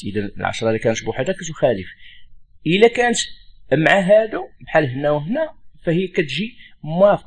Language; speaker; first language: Arabic; native; Arabic